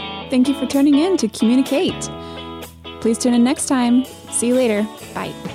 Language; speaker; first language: English; native; English